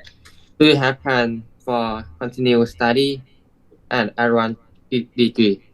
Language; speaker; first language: English; non-native, learner; Thai